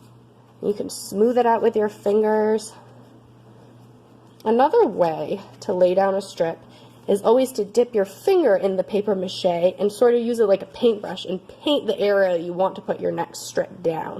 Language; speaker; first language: English; native; English